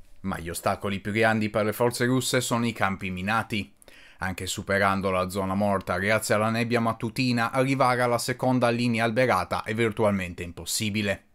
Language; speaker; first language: Italian; native; Italian